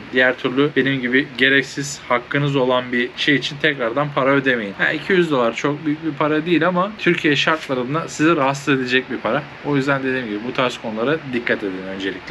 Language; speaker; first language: Turkish; native; Turkish